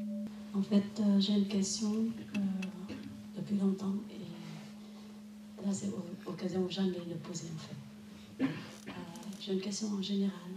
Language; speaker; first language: French; non-native, fluent; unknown